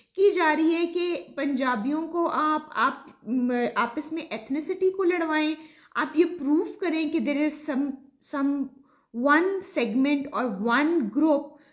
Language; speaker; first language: Urdu; native; Urdu